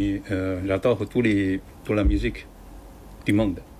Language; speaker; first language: French; non-native, learner; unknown